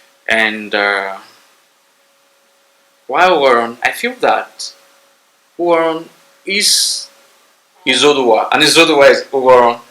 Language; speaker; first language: English; non-native, local second language; Bini